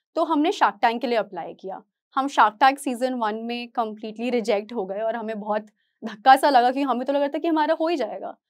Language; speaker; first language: Hindi; native; Hindi